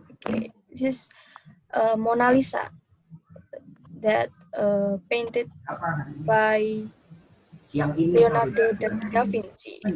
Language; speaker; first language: English; non-native, learner; Indonesian